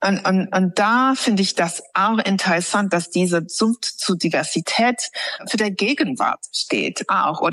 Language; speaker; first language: German; non-native, fluent; English